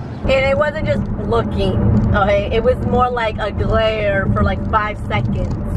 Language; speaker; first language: English; early bilingual, other home language; Spanish